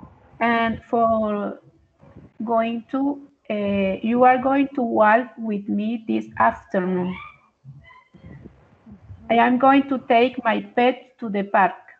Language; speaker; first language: English; non-native, learner; Spanish